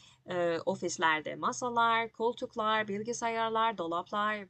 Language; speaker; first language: Turkish; non-native, learner; Persian